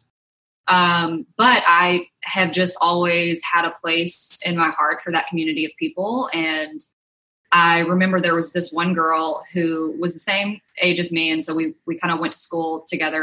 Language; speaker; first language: English; native; English